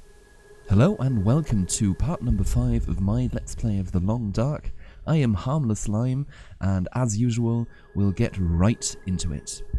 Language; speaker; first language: English; native; English